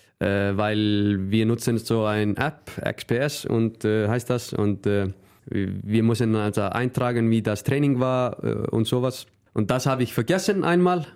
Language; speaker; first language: German; non-native, fluent; Icelandic